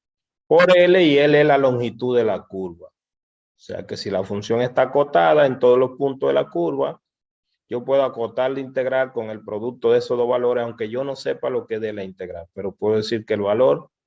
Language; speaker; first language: Spanish; native; Spanish